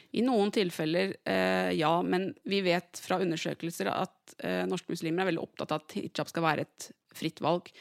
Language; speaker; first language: Norwegian; native; Norwegian